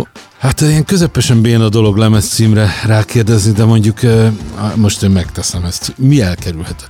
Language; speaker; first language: Hungarian; native; Hungarian